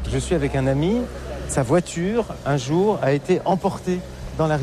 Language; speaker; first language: French; native; French